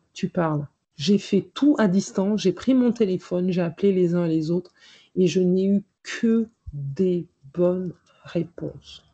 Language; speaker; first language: French; native; French